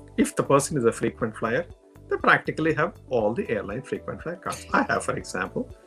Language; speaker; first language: English; non-native, local second language; Telugu